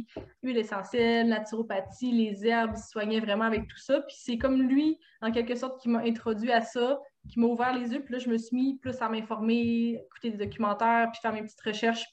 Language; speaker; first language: French; native; French